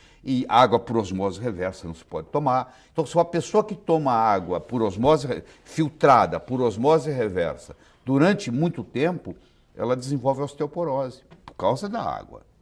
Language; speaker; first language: Portuguese; native; Portuguese